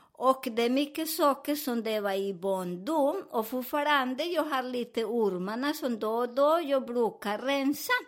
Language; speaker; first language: Swedish; non-native, fluent; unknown